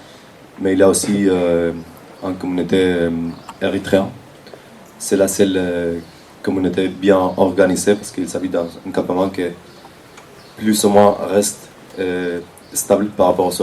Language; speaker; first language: French; non-native, fluent; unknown